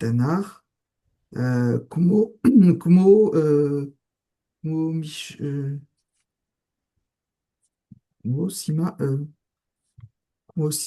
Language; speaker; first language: Hebrew; non-native, learner; French